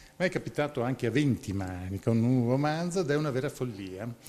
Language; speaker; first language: Italian; native; Italian